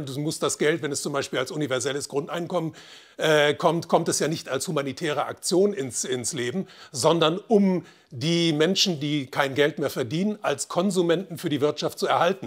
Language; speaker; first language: German; native; German